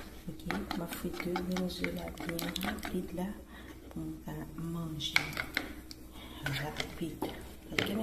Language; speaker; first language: French; non-native, learner; Haitian Creole